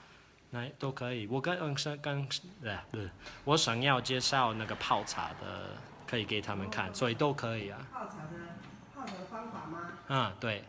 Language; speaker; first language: Chinese; non-native, learner; English